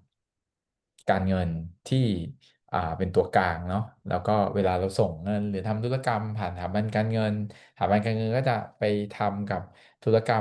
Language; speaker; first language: Thai; native; Thai